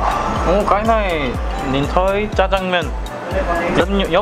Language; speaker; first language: Vietnamese; non-native, learner; Korean